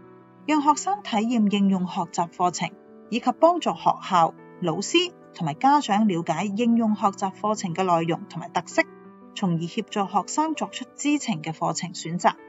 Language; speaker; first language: Chinese; non-native, local second language; Cantonese